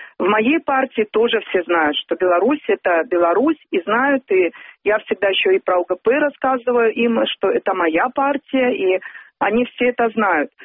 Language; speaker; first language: Russian; native; Russian